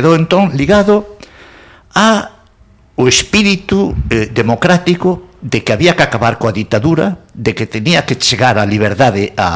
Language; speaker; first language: Galician; non-native, local second language; Spanish